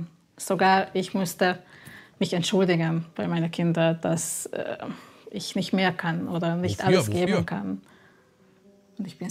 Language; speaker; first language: German; non-native, learner; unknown